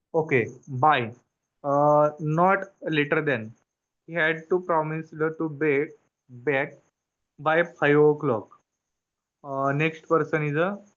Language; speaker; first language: English; non-native, learner; Hindi